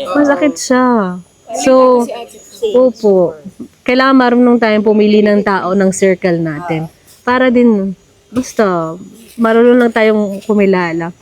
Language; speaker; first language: Filipino; native; Filipino